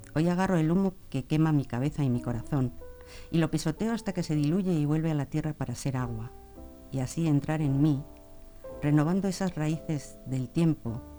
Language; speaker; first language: Spanish; native; Spanish